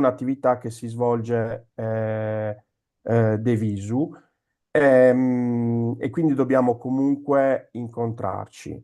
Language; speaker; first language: Italian; native; Italian